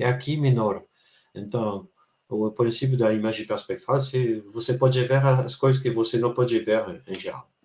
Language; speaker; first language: Portuguese; non-native, fluent; French